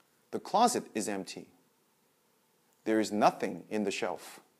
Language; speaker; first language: English; non-native, fluent; Korean